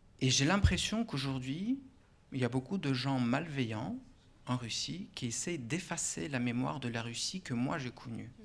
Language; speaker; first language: French; non-native, fluent; Russian